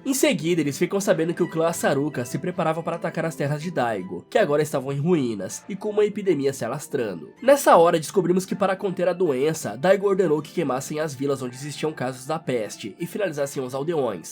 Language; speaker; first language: Portuguese; native; Portuguese